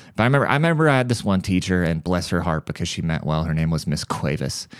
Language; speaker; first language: English; early bilingual, other home language; German